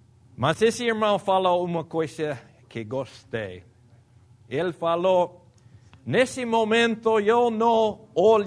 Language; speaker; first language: Portuguese; non-native, fluent; Spanish